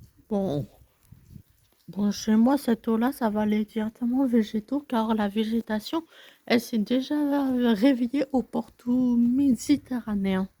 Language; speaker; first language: French; native; French